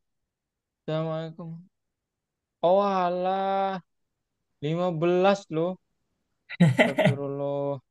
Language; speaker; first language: Indonesian; native; Indonesian